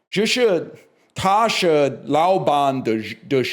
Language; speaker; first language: Chinese; non-native, learner; English